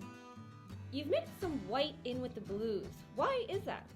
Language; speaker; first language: English; native; English